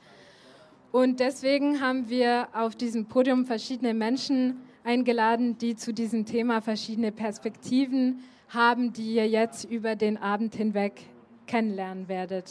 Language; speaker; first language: German; native; German